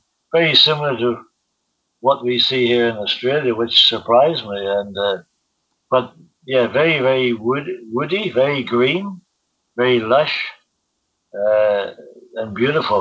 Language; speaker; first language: English; native; English